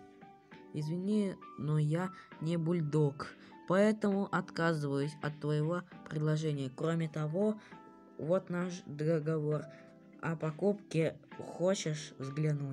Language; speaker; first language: Russian; native; Russian